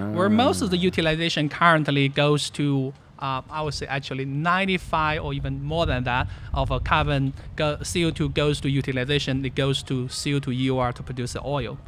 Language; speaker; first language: English; non-native, fluent; Chinese